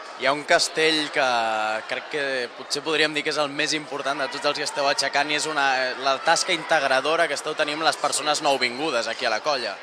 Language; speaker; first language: Catalan; native; Catalan